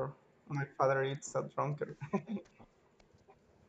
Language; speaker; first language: English; non-native, learner; Spanish